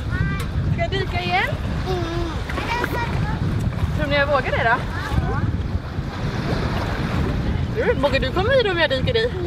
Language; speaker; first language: Swedish; native; Swedish